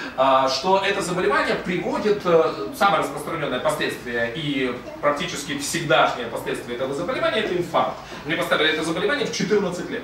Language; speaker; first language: Russian; native; Russian